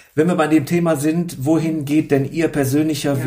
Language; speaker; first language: German; native; German